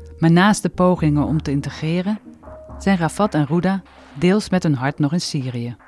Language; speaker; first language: Dutch; native; Dutch